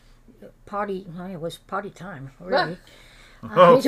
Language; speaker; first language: English; non-native, fluent; French